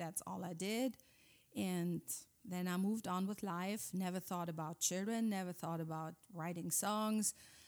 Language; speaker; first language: English; non-native, fluent; German